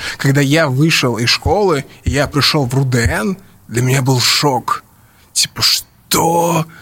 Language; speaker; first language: Russian; early bilingual, other home language; English